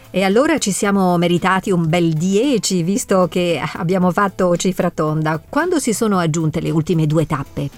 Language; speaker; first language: Italian; native; Italian